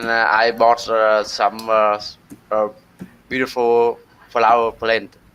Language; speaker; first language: English; non-native, learner; Vietnamese